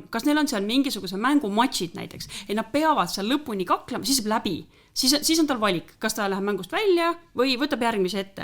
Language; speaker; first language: Estonian; native; Estonian